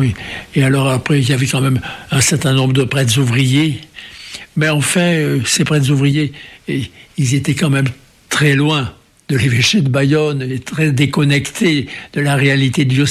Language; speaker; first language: French; native; French